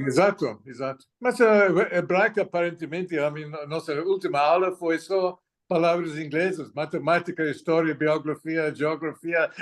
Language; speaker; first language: Portuguese; non-native, fluent; English